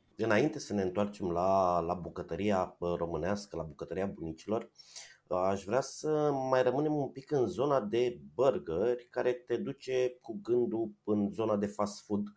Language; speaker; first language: Romanian; native; Romanian